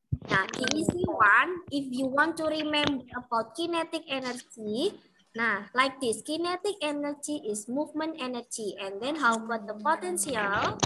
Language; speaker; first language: English; non-native, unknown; Indonesian